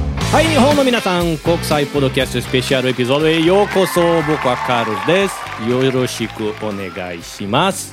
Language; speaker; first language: Japanese; non-native, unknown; Portuguese